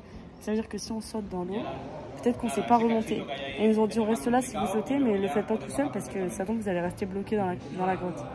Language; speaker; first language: French; native; French